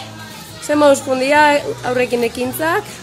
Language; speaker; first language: Basque; native; Basque